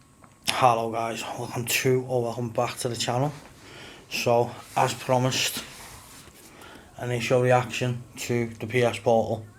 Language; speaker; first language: English; native; English